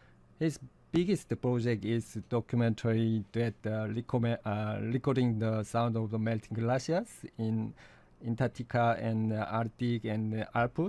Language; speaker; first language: English; non-native, fluent; Korean